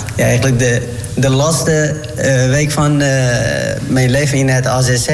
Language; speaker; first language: Dutch; non-native, learner; Turkish